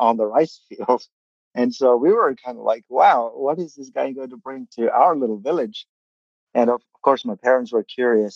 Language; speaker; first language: English; non-native, local second language; Malayalam